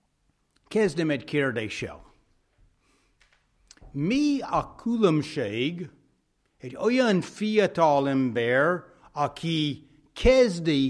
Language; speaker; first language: Hungarian; non-native, fluent; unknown